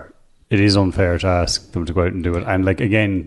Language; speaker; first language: English; native; English